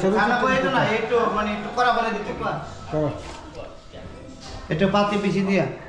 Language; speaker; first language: Hindi; non-native, learner; Bangla